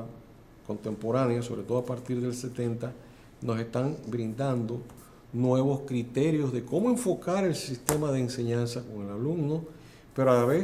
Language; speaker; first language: Spanish; native; Spanish